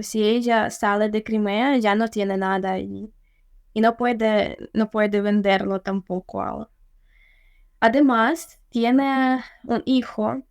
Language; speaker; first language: Spanish; non-native, fluent; Ukrainian